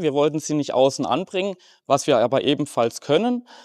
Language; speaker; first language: German; native; German